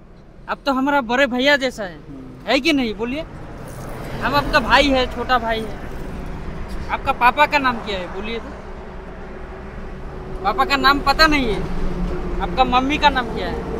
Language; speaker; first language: Hindi; non-native, local second language; Bangla